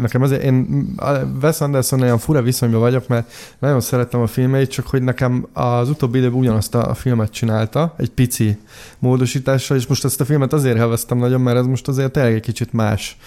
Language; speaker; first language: Hungarian; native; Hungarian